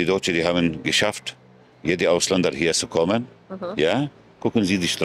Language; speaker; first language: German; non-native, fluent; Arabic